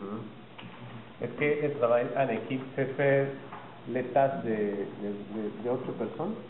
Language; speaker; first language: French; non-native, learner; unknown